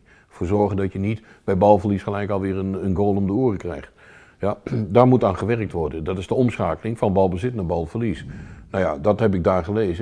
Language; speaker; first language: Dutch; native; Dutch